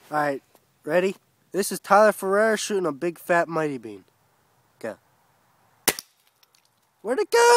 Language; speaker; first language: English; native; English